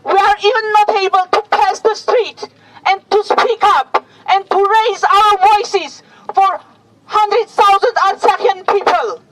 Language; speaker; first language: English; non-native, fluent; Armenian